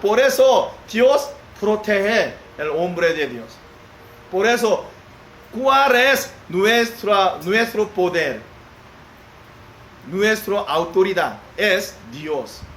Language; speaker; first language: Spanish; non-native, learner; Korean